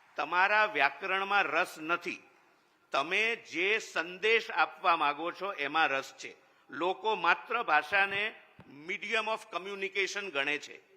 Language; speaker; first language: Gujarati; native; Gujarati